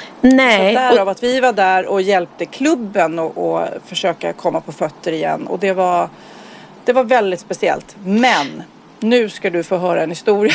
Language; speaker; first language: Swedish; native; Swedish